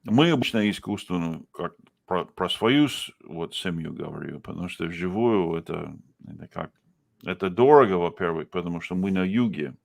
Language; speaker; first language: Russian; non-native, fluent; English